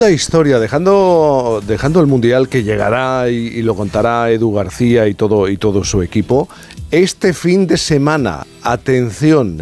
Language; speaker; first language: Spanish; native; Spanish